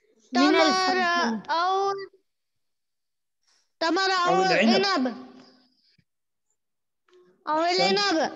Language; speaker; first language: Arabic; non-native, learner; Urdu